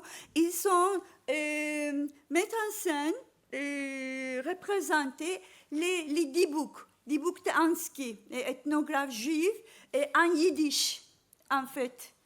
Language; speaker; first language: French; non-native, learner; Turkish